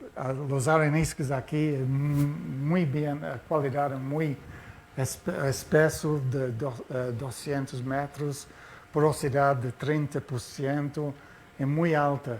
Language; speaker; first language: Spanish; non-native, fluent; Portuguese